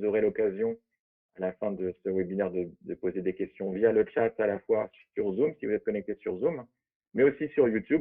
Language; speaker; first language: French; native; French